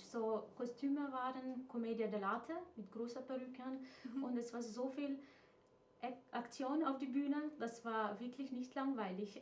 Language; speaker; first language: German; non-native, fluent; Macedonian